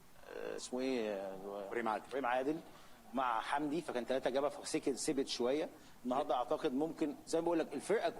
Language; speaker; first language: Arabic; native; Arabic